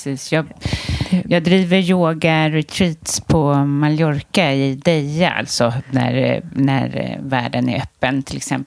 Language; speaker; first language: Swedish; native; Swedish